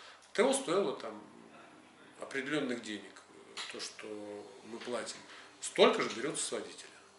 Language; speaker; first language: Russian; native; Russian